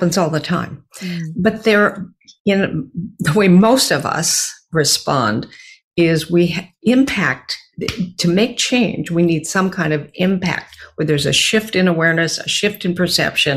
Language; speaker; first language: English; native; English